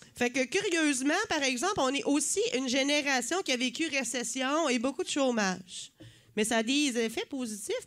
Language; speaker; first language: French; native; French